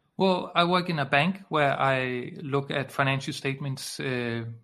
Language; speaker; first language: English; non-native, fluent; Danish